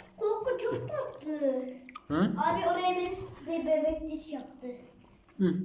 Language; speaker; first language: Turkish; non-native, learner; Filipino